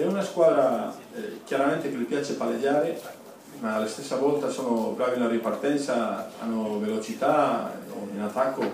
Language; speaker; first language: Italian; non-native, fluent; Spanish